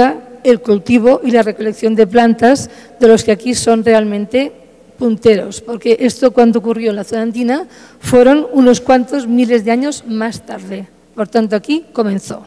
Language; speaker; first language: Spanish; native; Spanish